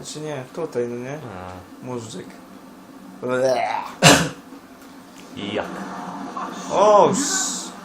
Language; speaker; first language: Polish; native; Polish